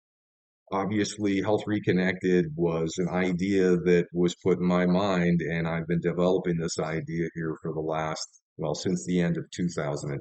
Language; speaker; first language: English; native; English